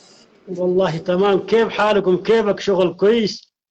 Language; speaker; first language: Arabic; non-native, learner; Pashto